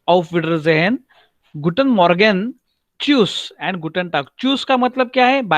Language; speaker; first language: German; non-native, learner; Marathi